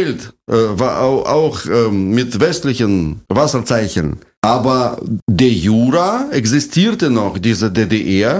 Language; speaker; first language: German; non-native, fluent; Russian